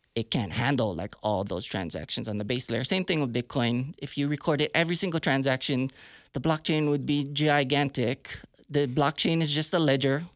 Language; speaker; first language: English; native; English